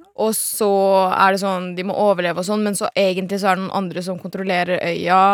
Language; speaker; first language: Norwegian; native; Norwegian